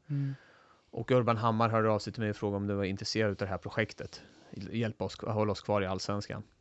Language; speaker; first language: Swedish; early bilingual, other home language; Turoyo